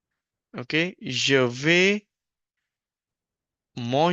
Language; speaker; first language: French; non-native, fluent; Hindi